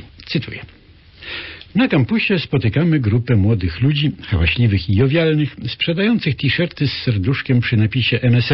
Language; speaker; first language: Polish; native; Polish